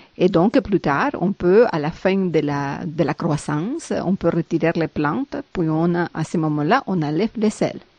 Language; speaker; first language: French; non-native, fluent; Spanish